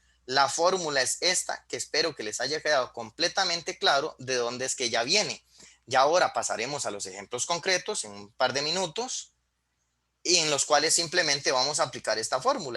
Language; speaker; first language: Spanish; native; Spanish